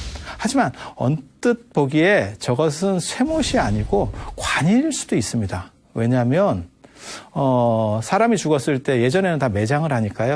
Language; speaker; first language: Korean; native; Korean